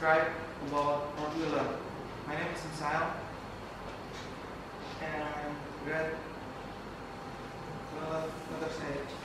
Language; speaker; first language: English; non-native, learner; Indonesian